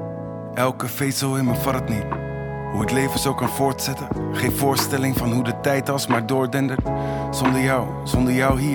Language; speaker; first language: Dutch; native; Dutch